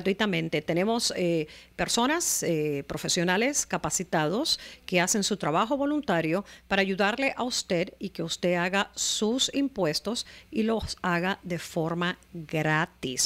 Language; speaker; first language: Spanish; native; Spanish